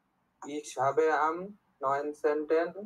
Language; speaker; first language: German; non-native, learner; Bangla